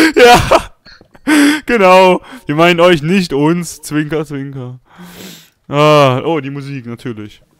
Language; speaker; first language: German; early bilingual, other home language; Russian